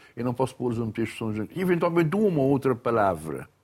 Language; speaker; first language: Portuguese; non-native, local second language; Kabuverdianu